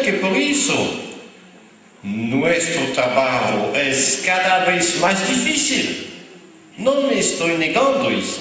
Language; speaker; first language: Spanish; non-native, fluent; French